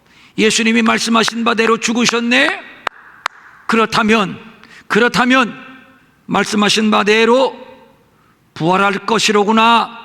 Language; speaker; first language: Korean; native; Korean